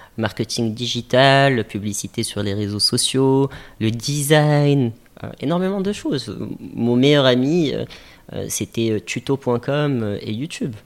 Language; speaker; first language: French; native; French